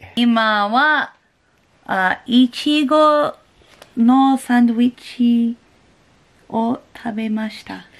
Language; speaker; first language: Japanese; non-native, learner; English